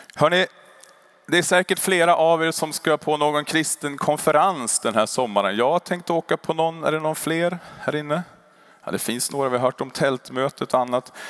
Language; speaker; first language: Swedish; native; Swedish